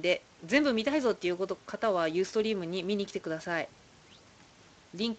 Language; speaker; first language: Japanese; native; Japanese